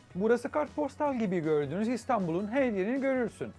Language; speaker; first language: Turkish; non-native, fluent; Italian